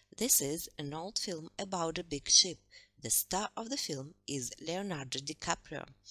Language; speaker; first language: English; non-native, fluent; Russian